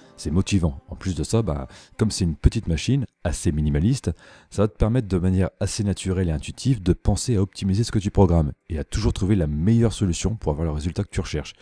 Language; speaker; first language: French; native; French